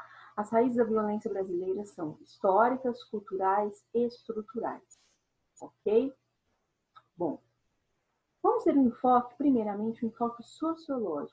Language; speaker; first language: Portuguese; native; Portuguese